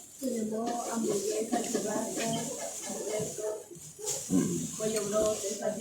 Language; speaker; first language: Spanish; native; Spanish